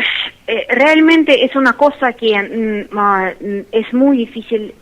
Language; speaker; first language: Spanish; non-native, fluent; Russian